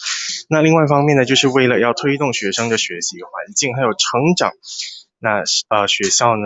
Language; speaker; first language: Chinese; native; Chinese